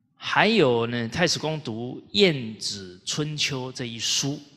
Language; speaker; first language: Chinese; native; Chinese